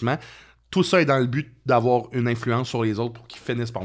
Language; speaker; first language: French; native; French